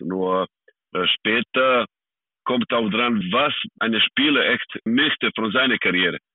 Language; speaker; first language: German; non-native, fluent; Serbian